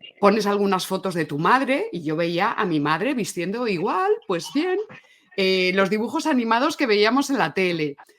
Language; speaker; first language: Spanish; native; Spanish